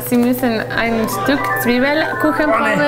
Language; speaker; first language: German; non-native, learner; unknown